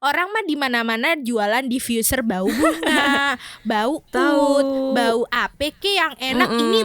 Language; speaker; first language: Indonesian; native; Indonesian